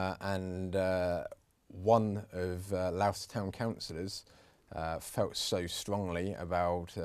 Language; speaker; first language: English; native; English